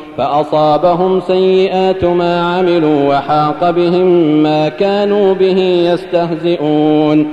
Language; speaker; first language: Arabic; native; Arabic